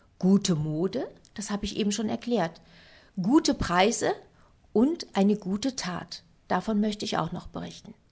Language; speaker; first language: German; native; German